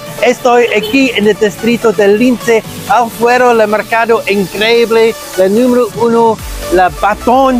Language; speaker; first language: Spanish; non-native, learner; English